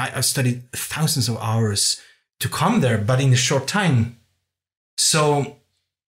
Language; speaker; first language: English; non-native, fluent; Norwegian